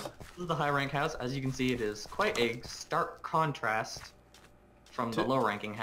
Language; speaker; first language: English; native; English